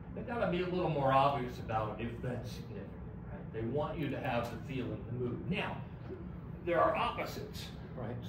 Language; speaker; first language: English; native; English